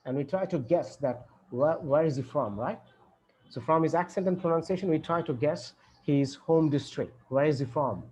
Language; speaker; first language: English; non-native, local second language; Bangla